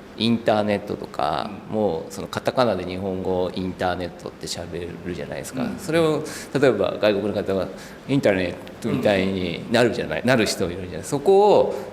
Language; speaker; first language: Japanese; native; Japanese